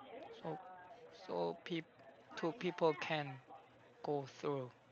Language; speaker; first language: English; non-native, learner; Korean